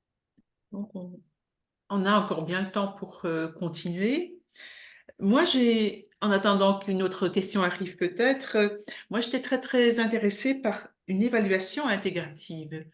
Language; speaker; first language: French; native; French